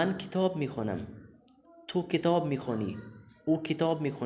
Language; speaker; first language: Persian; non-native, fluent; Urdu